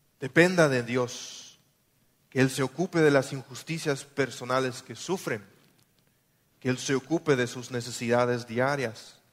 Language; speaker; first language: Spanish; non-native, local second language; German